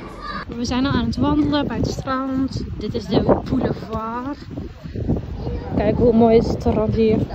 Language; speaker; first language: Dutch; early bilingual, other home language; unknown